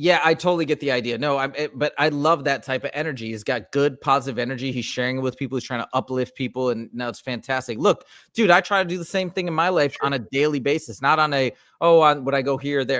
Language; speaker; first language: English; native; English